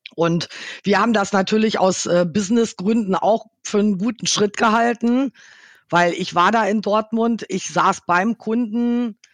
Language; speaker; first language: German; native; German